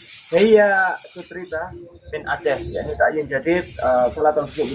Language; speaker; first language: Arabic; non-native, learner; Indonesian